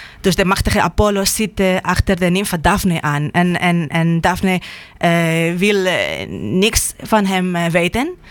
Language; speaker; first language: Dutch; non-native, fluent; Spanish